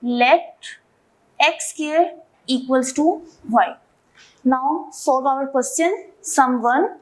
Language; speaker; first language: English; non-native, local second language; Urdu